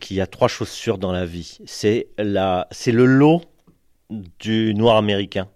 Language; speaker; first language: French; native; French